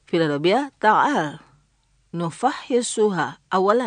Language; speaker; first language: Arabic; non-native, fluent; Indonesian